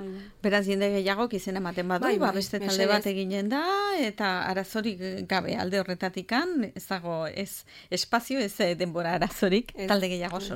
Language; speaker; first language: Basque; native; Basque